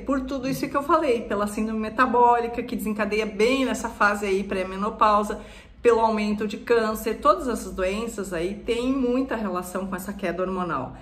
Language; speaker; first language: Portuguese; native; Portuguese